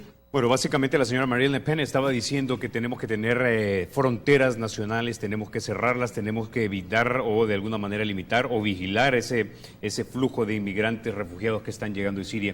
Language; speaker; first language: Spanish; native; Spanish